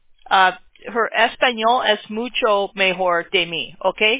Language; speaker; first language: Spanish; non-native, learner; English